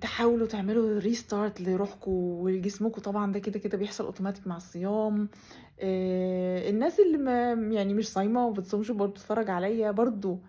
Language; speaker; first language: Arabic; native; Arabic